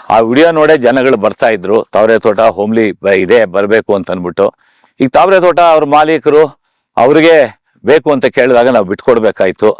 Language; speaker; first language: Kannada; native; Kannada